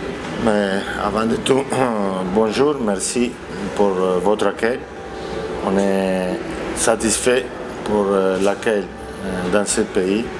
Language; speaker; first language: French; non-native, fluent; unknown